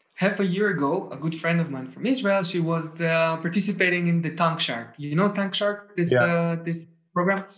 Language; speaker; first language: English; non-native, fluent; Russian